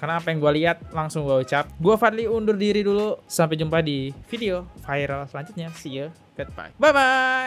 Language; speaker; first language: Indonesian; native; Indonesian